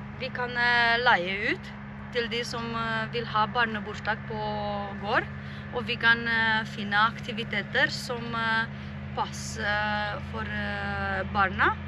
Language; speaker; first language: Norwegian; non-native, fluent; Romanian